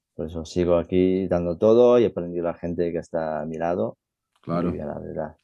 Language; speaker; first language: Spanish; non-native, fluent; Chinese